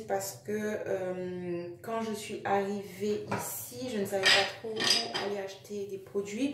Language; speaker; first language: French; native; French